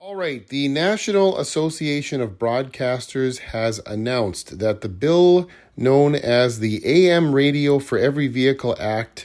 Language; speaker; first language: English; native; English